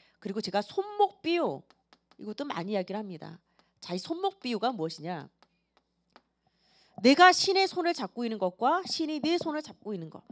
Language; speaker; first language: Korean; native; Korean